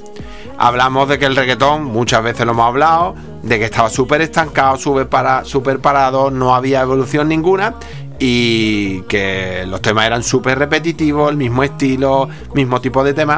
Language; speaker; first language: Spanish; native; Spanish